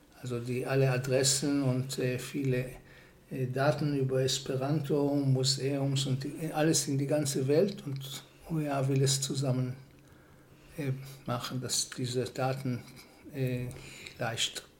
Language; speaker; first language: German; non-native, fluent; Hebrew